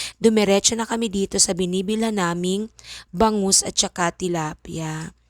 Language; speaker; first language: Filipino; non-native, local second language; Bikol